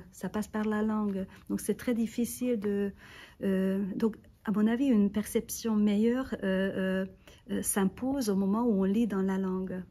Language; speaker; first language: French; non-native, fluent; Hungarian